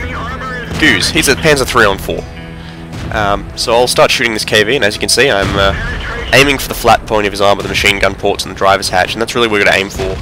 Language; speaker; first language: English; native; English